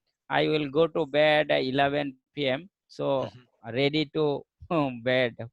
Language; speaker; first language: English; non-native, learner; Bangla